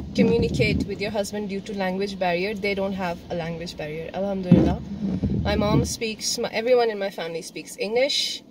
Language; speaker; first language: English; non-native, local second language; Urdu